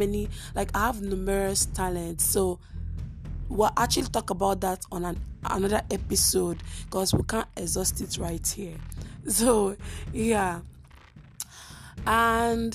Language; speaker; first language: English; non-native, local second language; Igbo